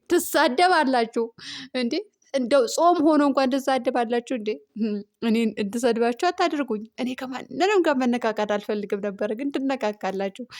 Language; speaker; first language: Amharic; native; Amharic